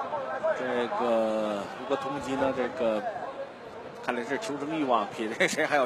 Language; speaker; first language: Chinese; native; Chinese